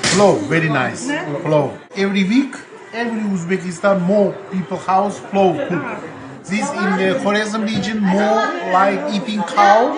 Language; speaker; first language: English; non-native, learner; Uzbek